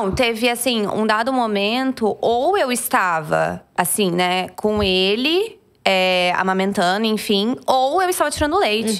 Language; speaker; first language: Portuguese; native; Portuguese